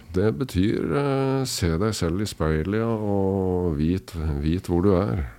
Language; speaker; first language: Norwegian; native; Norwegian